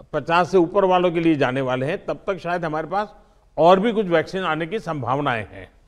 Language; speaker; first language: Hindi; non-native, local second language; Gujarati